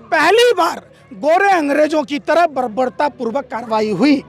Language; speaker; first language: Hindi; native; Hindi